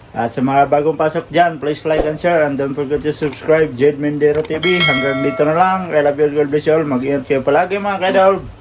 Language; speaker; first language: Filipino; non-native, local second language; Cebuano